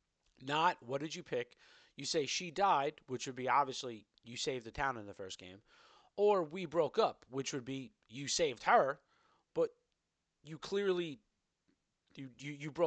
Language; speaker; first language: English; native; English